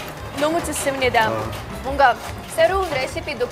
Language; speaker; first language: Korean; non-native, fluent; Ukrainian